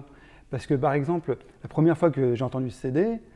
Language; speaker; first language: French; native; French